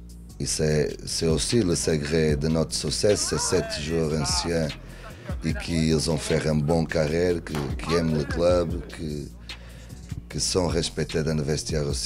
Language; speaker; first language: French; non-native, learner; Portuguese